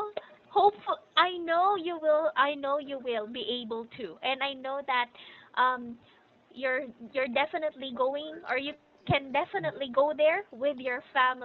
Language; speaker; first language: English; non-native, fluent; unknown